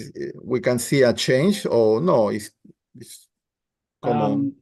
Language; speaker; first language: English; non-native, learner; Spanish